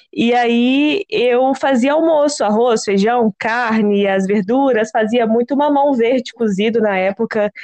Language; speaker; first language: Portuguese; native; Portuguese